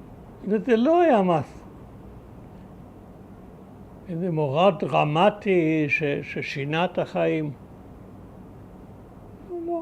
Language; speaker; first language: Hebrew; early bilingual, other home language; German